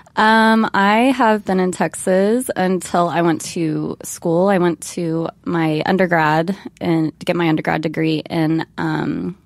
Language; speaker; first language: English; native; English